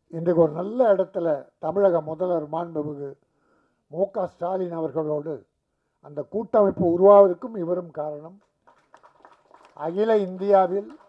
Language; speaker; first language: Tamil; native; Tamil